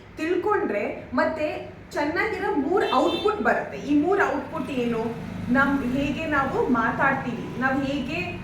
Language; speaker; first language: Kannada; non-native, learner; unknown